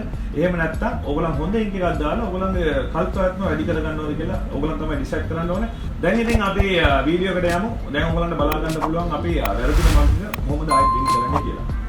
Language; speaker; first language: Sinhala; non-native, local second language; Tamil